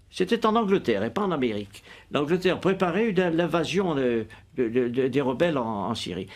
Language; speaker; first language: French; native; French